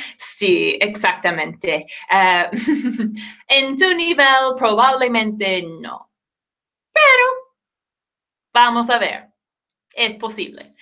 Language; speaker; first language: Spanish; non-native, fluent; English